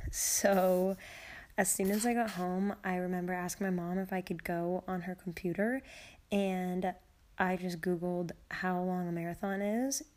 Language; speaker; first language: English; native; English